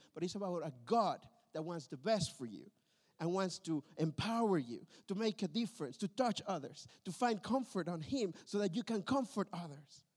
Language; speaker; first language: English; non-native, fluent; Spanish